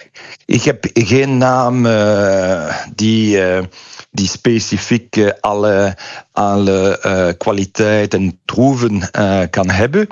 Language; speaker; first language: Dutch; non-native, local second language; French